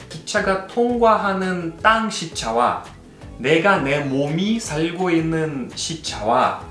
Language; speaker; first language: Korean; non-native, fluent; Russian